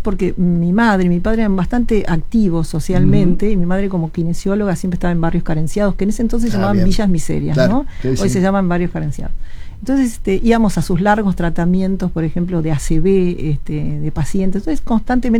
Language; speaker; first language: Spanish; native; Spanish